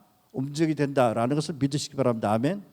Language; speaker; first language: Korean; native; Korean